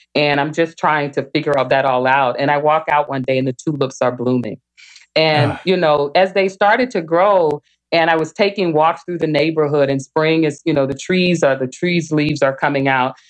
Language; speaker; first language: English; native; English